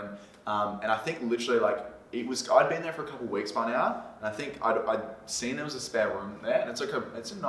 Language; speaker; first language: English; native; English